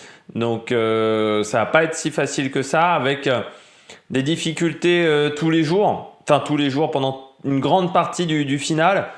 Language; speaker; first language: French; native; French